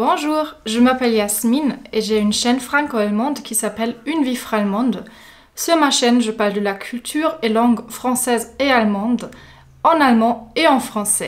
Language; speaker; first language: French; non-native, fluent; German